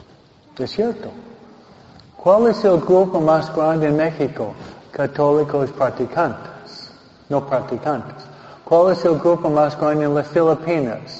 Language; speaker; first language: Spanish; non-native, fluent; English